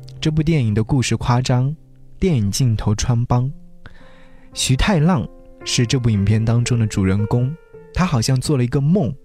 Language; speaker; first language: Chinese; native; Chinese